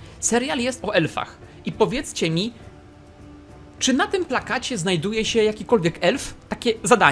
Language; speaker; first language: Polish; native; Polish